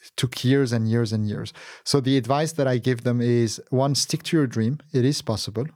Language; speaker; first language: English; non-native, fluent; Arabic